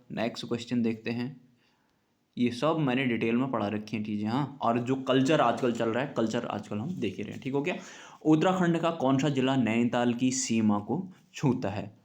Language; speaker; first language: Hindi; native; Hindi